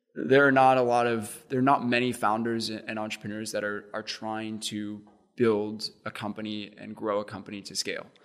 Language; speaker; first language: English; native; English